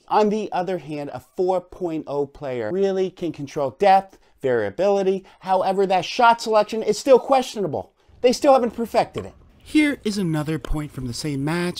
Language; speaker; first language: English; native; English